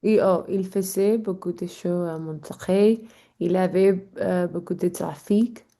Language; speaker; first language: French; non-native, learner; English